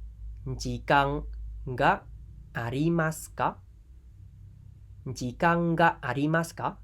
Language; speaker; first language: Japanese; non-native, fluent; Khmer